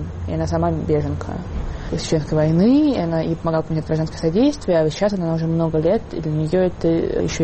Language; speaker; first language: Russian; native; Russian